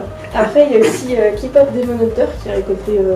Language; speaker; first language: French; native; French